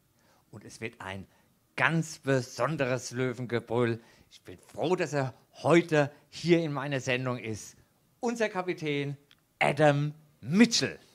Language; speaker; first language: German; native; German